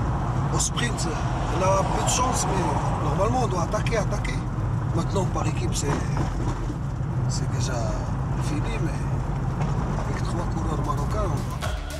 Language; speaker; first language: French; non-native, local second language; Arabic